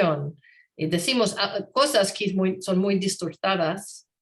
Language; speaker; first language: Spanish; non-native, learner; English